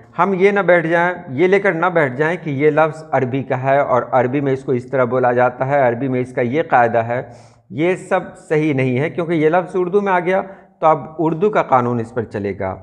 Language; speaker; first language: Urdu; native; Urdu